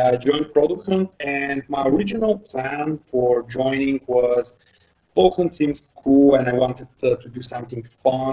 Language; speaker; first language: English; non-native, fluent; Bulgarian